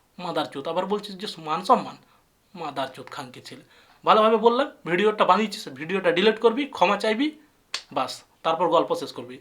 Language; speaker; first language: Bangla; non-native, local second language; Santali